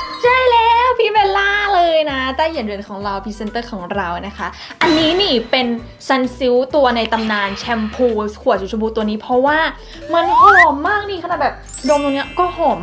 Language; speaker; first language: Thai; native; Thai